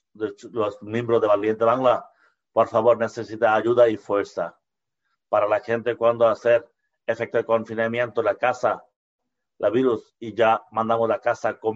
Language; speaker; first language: Spanish; non-native, learner; Bangla